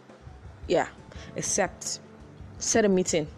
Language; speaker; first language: English; non-native, local second language; Igbo